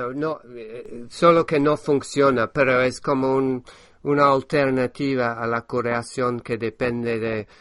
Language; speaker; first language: Spanish; non-native, fluent; English